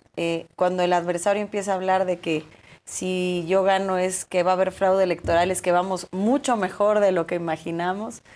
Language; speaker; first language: Spanish; native; Spanish